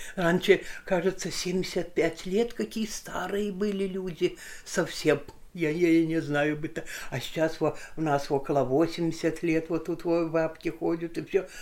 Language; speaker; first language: Russian; non-native, local second language; Lithuanian